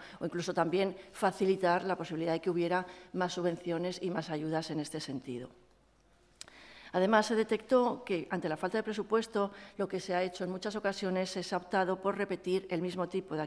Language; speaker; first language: Spanish; native; Spanish